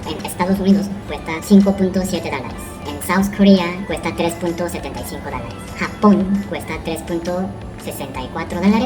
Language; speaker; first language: Spanish; non-native, learner; Korean